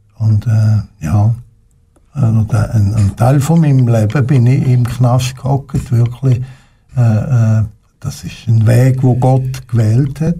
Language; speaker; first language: German; non-native, local second language; French